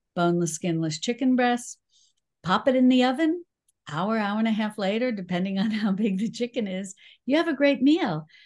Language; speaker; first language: English; native; English